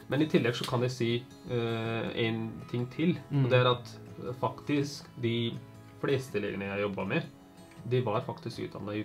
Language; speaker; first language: Norwegian; early bilingual, other home language; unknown